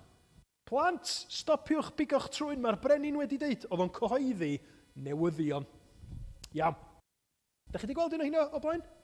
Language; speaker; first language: Welsh; native; Welsh